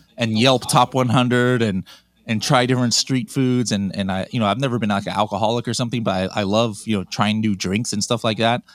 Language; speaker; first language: English; native; English